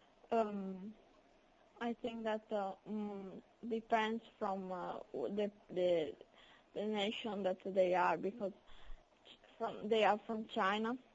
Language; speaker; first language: English; non-native, learner; Italian